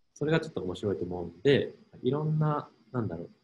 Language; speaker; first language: Japanese; non-native, fluent; English